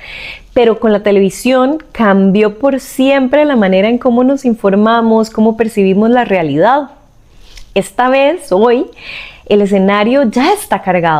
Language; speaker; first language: Spanish; native; Spanish